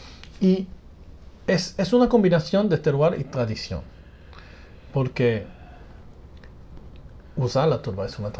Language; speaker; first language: Spanish; non-native, fluent; English